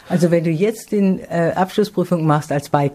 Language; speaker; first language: German; native; German